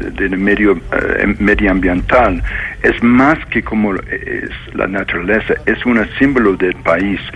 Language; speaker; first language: Spanish; non-native, fluent; English